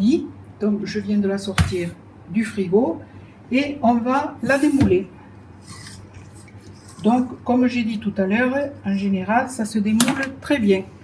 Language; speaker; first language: French; native; French